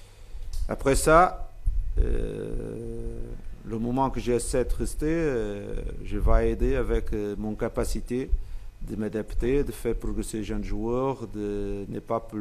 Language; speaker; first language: French; non-native, fluent; Portuguese